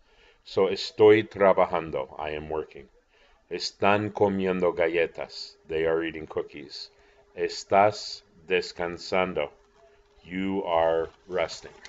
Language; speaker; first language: Spanish; non-native, fluent; English